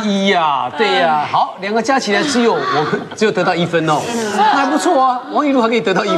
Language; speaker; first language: Chinese; native; Chinese